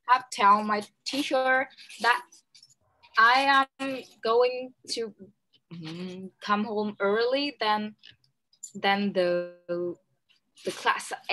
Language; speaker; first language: English; non-native, learner; Vietnamese